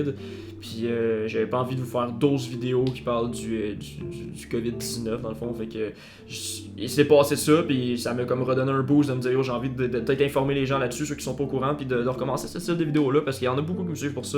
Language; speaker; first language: French; native; French